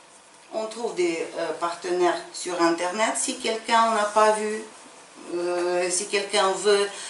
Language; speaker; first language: French; non-native, fluent; Ukrainian